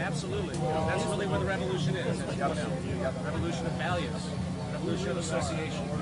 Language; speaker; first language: English; native; English